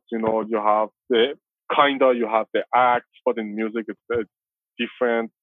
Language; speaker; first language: English; non-native, fluent; Persian